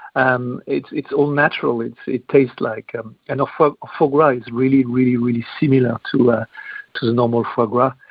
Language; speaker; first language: English; non-native, fluent; French